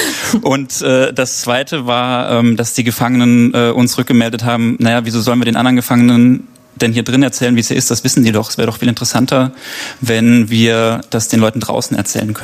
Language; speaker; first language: German; native; German